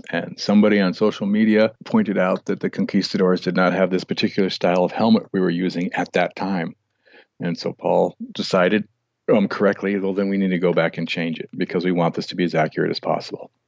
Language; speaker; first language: English; native; English